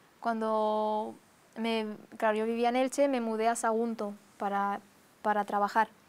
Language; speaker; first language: Spanish; early bilingual, other home language; Romanian